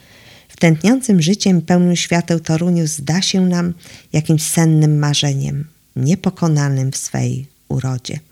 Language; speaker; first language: Polish; native; Polish